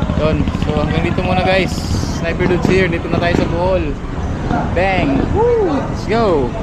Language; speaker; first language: Filipino; native; Filipino